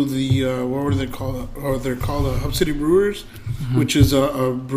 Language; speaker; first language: English; early bilingual, other home language; Spanish